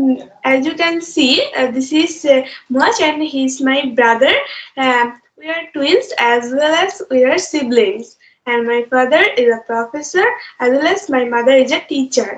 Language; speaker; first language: English; non-native, learner; Bangla